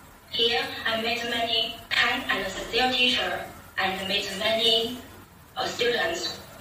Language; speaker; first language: English; non-native, learner; Chinese